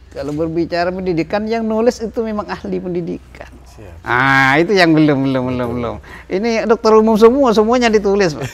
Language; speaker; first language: Indonesian; non-native, local second language; Madurese